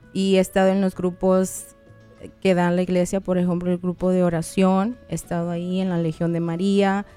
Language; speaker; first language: Spanish; native; Spanish